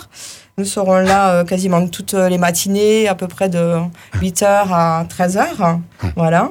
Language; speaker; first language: French; native; French